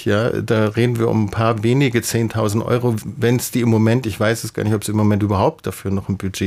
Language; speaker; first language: German; native; German